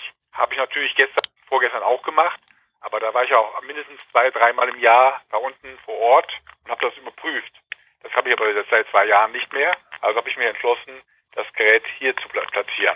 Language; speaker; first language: German; native; German